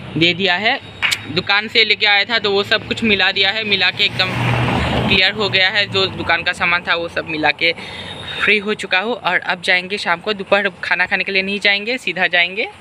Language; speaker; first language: Hindi; non-native, local second language; Assamese